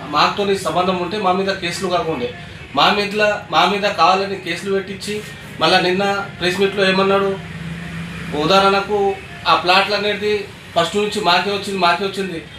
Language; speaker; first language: Telugu; non-native, local second language; Lambadi